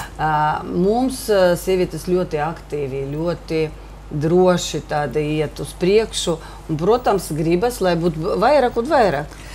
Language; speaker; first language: Latvian; non-native, local second language; Russian